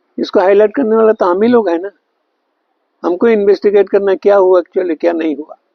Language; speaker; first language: Hindi; non-native, local second language; Bangla